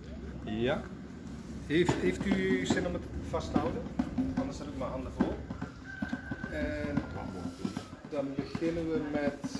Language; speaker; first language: Dutch; native; Dutch